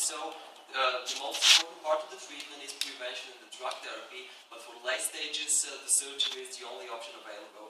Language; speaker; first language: English; non-native, fluent; Bulgarian